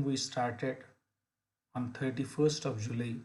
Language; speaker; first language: English; non-native, local second language; Marathi